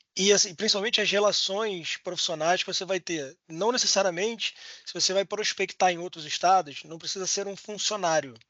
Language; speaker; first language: Portuguese; native; Portuguese